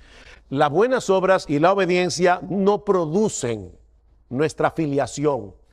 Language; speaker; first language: Spanish; native; Spanish